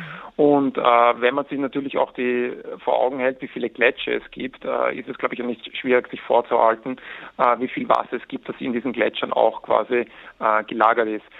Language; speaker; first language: German; native; German